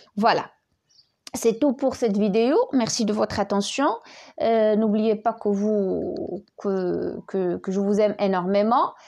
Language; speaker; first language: French; non-native, local second language; Arabic